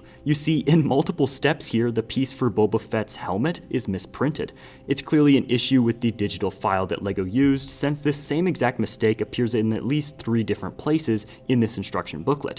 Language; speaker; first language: English; native; English